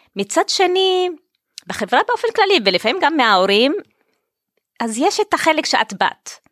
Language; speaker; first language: Hebrew; non-native, local second language; Arabic